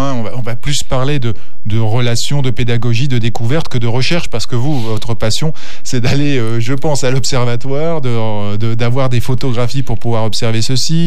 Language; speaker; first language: French; native; French